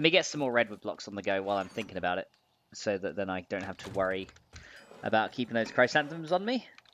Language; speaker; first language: English; native; English